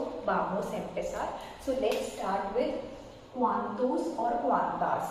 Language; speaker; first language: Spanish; non-native, fluent; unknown